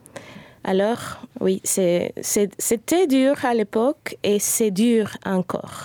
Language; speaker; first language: French; non-native, fluent; Spanish